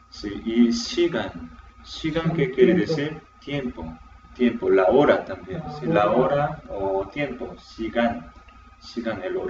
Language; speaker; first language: Spanish; non-native, fluent; Korean